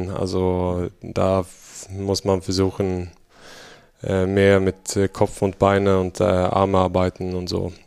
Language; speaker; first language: German; non-native, fluent; Swedish